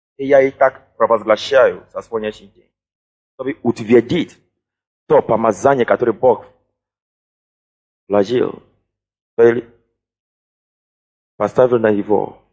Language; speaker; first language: Russian; non-native, fluent; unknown